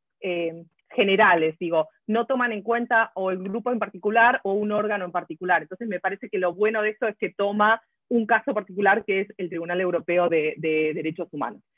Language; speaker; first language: Spanish; native; Spanish